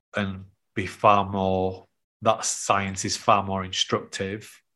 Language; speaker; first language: English; native; English